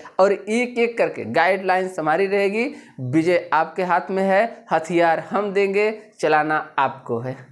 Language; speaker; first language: Hindi; native; Hindi